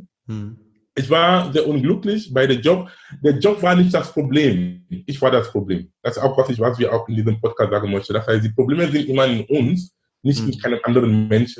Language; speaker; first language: German; non-native, fluent; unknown